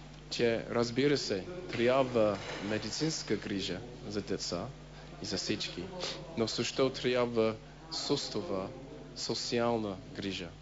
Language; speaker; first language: Bulgarian; non-native, fluent; English